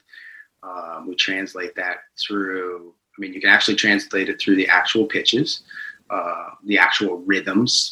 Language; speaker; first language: English; native; English